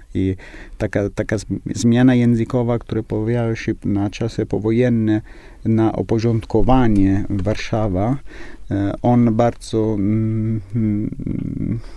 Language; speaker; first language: Polish; non-native, learner; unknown